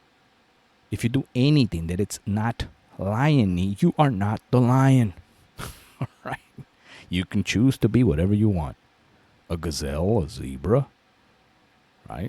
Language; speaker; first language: English; native; English